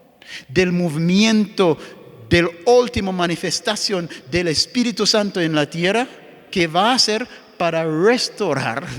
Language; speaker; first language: Spanish; non-native, fluent; English